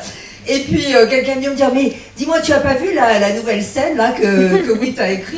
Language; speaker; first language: French; native; French